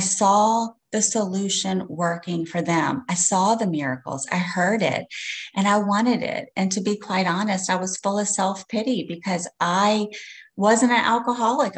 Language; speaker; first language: English; native; English